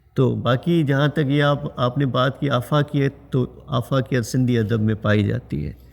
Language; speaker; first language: Urdu; non-native, local second language; Sindhi